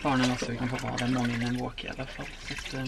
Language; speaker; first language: Swedish; native; Swedish